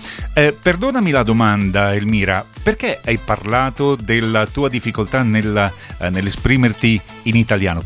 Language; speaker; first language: Italian; native; Italian